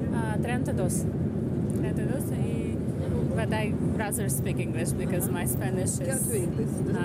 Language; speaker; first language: English; non-native, fluent; Ukrainian